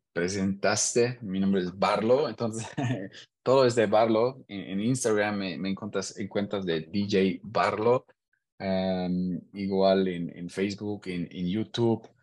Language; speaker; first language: Spanish; non-native, learner; German